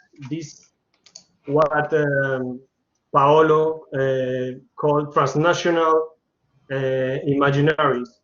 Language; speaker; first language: English; non-native, learner; Spanish